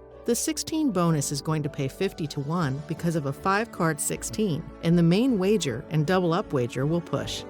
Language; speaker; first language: English; native; English